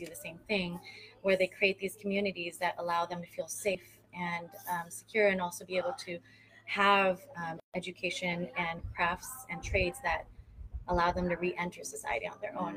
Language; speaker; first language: English; native; English